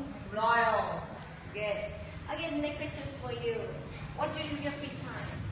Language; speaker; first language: English; non-native, fluent; Vietnamese